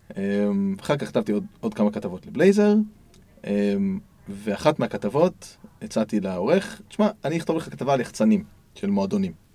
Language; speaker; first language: Hebrew; native; Hebrew